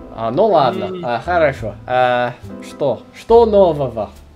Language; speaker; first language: Russian; non-native, learner; English